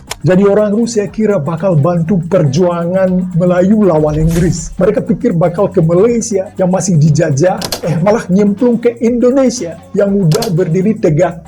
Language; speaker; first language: Indonesian; non-native, fluent; Russian